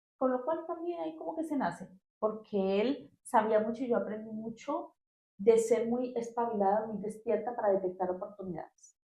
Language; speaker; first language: Spanish; native; Spanish